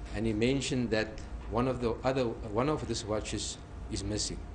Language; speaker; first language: English; non-native, local second language; Afrikaans